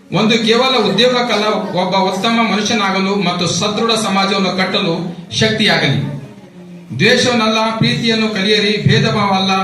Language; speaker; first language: Kannada; non-native, local second language; Urdu